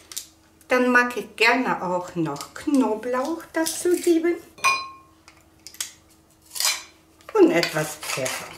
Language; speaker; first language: German; non-native, fluent; Russian